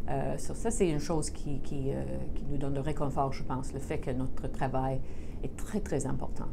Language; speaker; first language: French; non-native, local second language; English